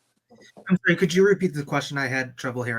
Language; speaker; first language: English; native; English